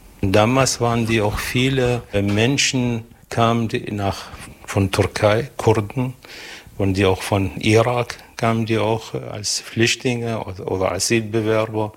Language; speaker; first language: German; non-native, fluent; Arabic